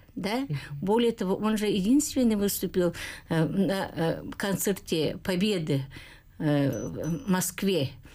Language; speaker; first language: Russian; non-native, local second language; Yakut